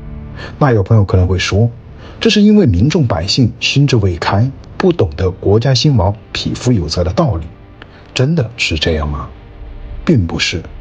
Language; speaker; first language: Chinese; native; Chinese